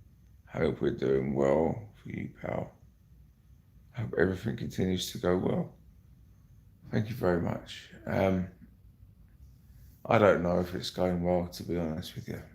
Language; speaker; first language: English; native; English